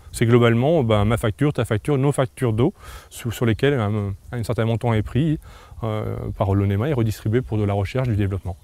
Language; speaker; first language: French; native; French